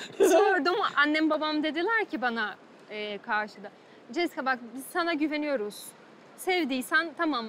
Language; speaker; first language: Turkish; non-native, fluent; Portuguese